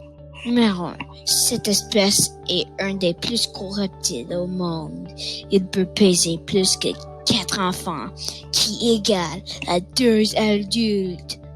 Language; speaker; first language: French; non-native, local second language; English